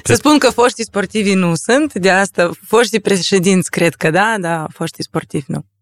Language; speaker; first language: Romanian; non-native, local second language; Russian